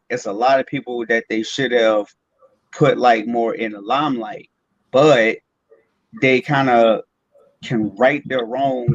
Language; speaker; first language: English; native; English